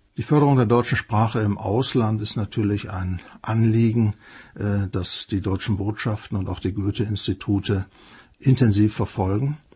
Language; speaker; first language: German; native; German